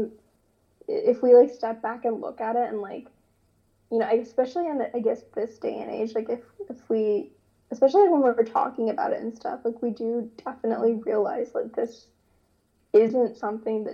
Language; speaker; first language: English; native; English